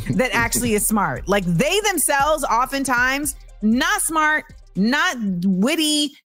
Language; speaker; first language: English; native; English